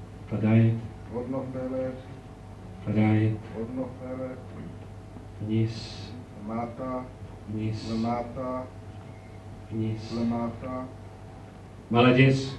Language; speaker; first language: Russian; non-native, learner; Czech